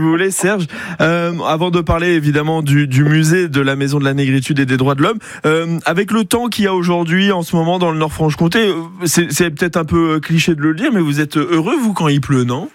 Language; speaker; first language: French; native; French